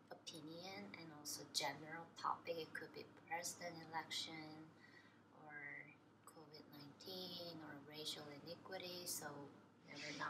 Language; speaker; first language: English; non-native, fluent; Korean